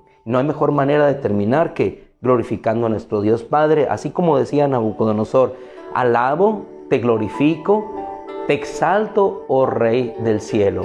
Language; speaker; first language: Spanish; native; Spanish